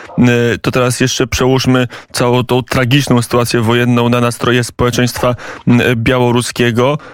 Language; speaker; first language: Polish; native; Polish